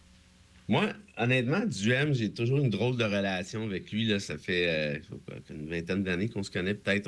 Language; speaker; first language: French; native; French